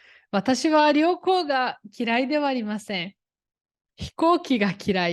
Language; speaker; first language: Japanese; non-native, fluent; Portuguese